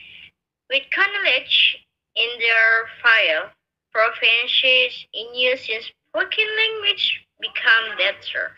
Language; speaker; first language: English; non-native, learner; Indonesian